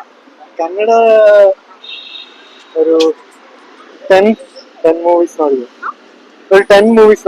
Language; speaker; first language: Kannada; non-native, learner; Malayalam